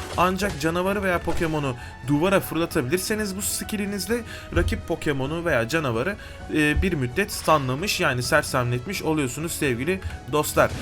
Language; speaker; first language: Turkish; native; Turkish